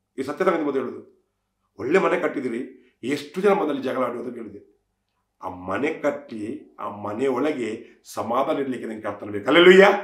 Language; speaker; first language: Kannada; non-native, local second language; Tulu